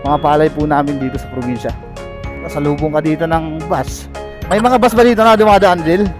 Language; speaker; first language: Filipino; non-native, local second language; Waray